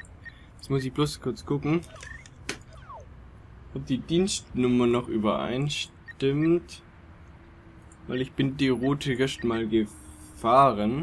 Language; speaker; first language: German; native; German